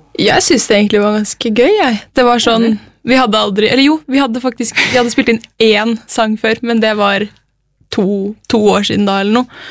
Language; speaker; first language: Norwegian; native; Norwegian